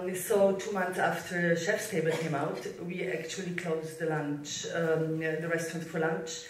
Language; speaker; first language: English; non-native, fluent; Slovenian